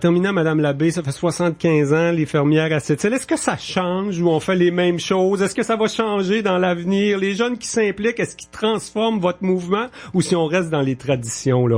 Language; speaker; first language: French; native; French